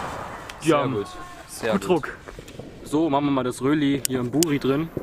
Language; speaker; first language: German; native; German